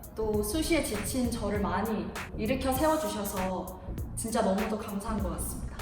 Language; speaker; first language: Korean; native; Korean